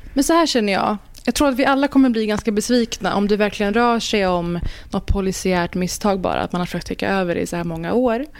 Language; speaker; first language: Swedish; early bilingual, other home language; Persian